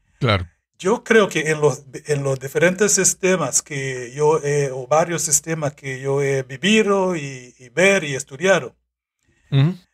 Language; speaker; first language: Spanish; non-native, fluent; English